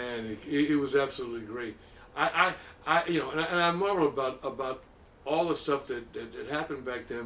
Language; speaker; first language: English; native; English